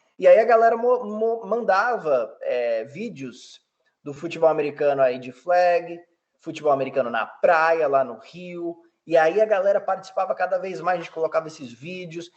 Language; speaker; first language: Portuguese; early bilingual, heritage; Portuguese